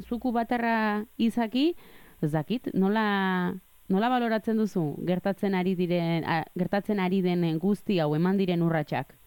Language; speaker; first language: Basque; native; Basque